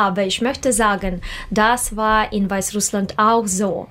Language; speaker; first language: German; non-native, learner; Russian